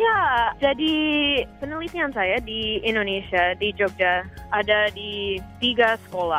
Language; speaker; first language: Indonesian; non-native, fluent; English